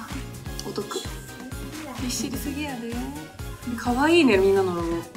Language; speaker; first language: Japanese; native; Japanese